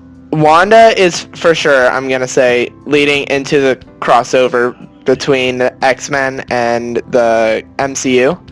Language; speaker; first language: English; native; English